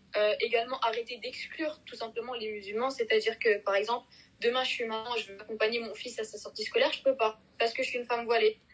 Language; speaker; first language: French; native; French